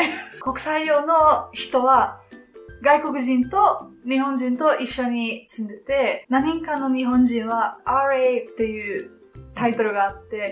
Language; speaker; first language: Japanese; non-native, fluent; Dutch